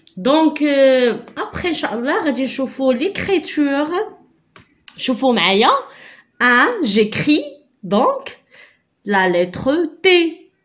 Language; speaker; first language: French; non-native, local second language; Arabic